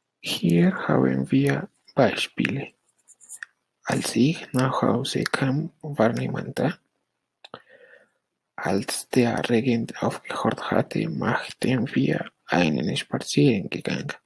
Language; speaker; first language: German; non-native, learner; Spanish